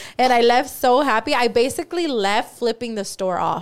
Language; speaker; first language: English; early bilingual, other home language; Spanish